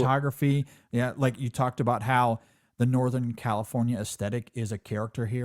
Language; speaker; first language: English; native; English